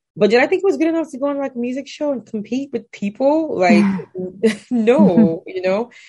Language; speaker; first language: English; non-native, local second language; Igbo